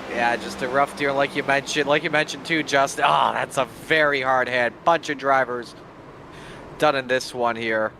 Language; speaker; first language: English; native; English